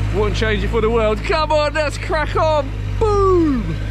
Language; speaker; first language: English; native; English